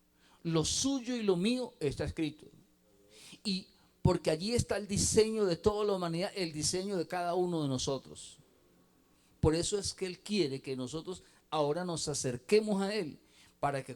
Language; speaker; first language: Spanish; native; Spanish